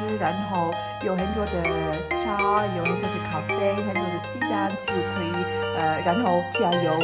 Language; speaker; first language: Chinese; non-native, fluent; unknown